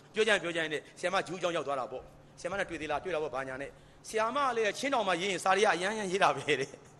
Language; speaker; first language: Burmese; native; Burmese